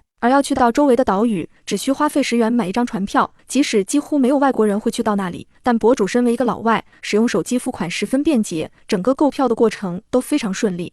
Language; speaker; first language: Chinese; native; Chinese